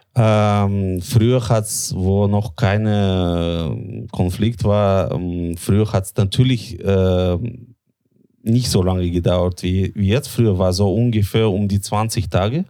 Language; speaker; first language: German; non-native, fluent; Russian